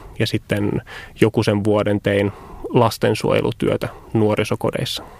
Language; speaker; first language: Finnish; native; Finnish